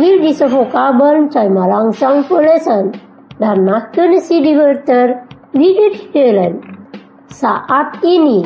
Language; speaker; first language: German; non-native, fluent; Indonesian